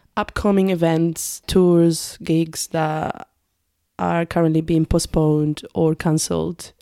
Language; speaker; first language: English; non-native, fluent; Spanish